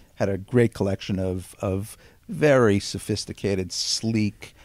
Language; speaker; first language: English; native; English